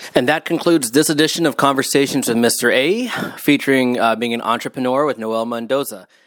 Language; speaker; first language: English; native; English